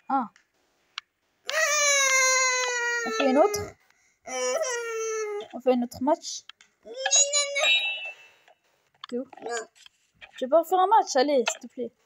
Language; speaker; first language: French; native; French